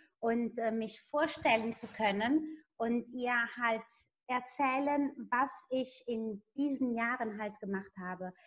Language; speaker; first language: German; non-native, fluent; Italian